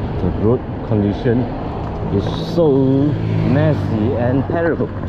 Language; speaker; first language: English; non-native, local second language; Chinese